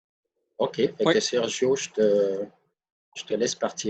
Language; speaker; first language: French; native; French